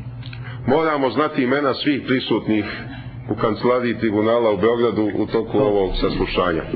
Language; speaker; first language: Bosnian; native; Bosnian